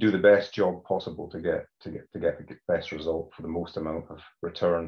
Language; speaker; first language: English; native; English